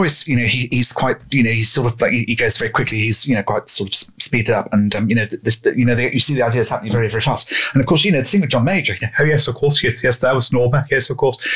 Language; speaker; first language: English; native; English